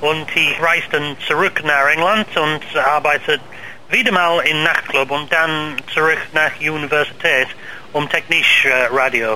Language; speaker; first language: German; non-native, learner; English